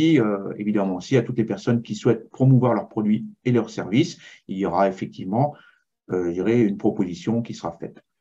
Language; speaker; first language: French; native; French